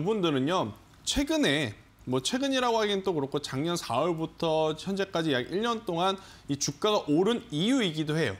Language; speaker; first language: Korean; native; Korean